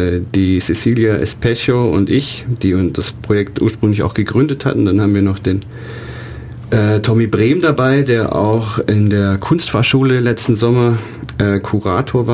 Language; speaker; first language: German; native; German